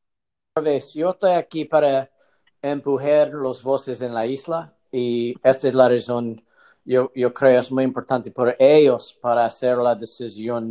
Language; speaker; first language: Spanish; non-native, learner; English